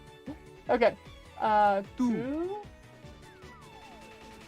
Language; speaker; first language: Spanish; non-native, learner; English